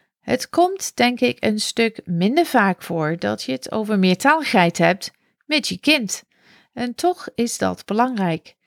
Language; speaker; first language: Dutch; non-native, fluent; English